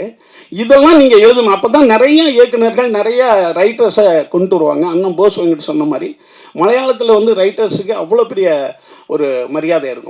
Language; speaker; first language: Tamil; native; Tamil